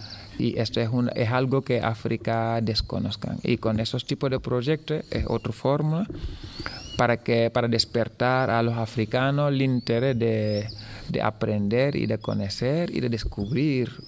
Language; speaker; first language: Spanish; non-native, fluent; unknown